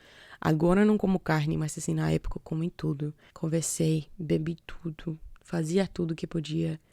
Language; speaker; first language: Portuguese; non-native, fluent; English